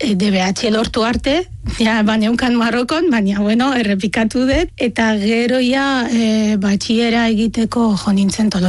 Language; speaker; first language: Basque; non-native, fluent; Arabic